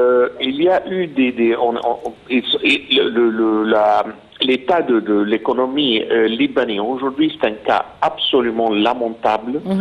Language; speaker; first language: French; non-native, fluent; Arabic